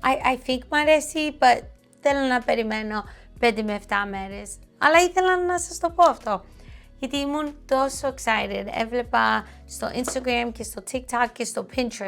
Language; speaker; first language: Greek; early bilingual, heritage; Greek